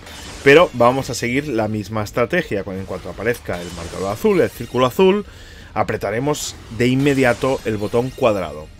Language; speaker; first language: Spanish; native; Spanish